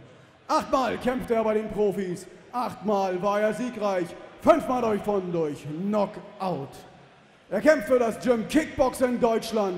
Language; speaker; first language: German; native; German